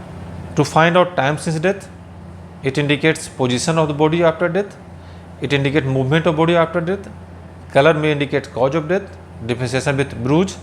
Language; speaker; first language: English; non-native, local second language; Hindi